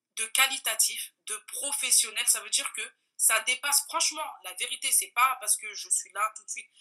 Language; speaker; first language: French; non-native, local second language; Bambara